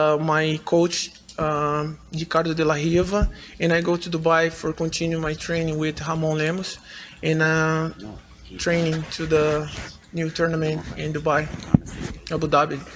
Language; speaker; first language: English; non-native, learner; Portuguese